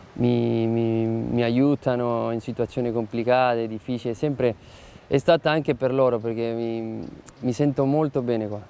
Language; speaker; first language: Italian; non-native, fluent; Spanish